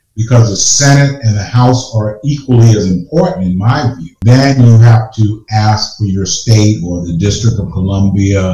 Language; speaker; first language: English; native; English